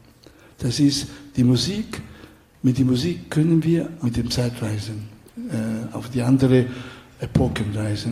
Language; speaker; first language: German; non-native, fluent; Catalan